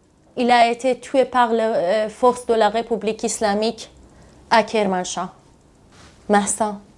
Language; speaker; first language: French; non-native, learner; Persian